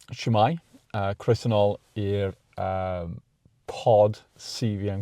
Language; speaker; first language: Welsh; non-native, learner; English